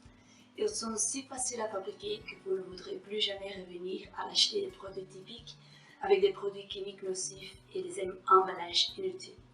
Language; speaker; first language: French; non-native, fluent; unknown